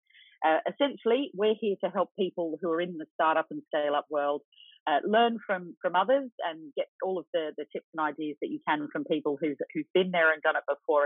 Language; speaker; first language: English; native; English